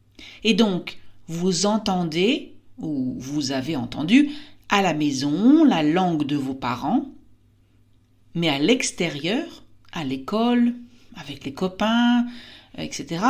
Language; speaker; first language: French; native; French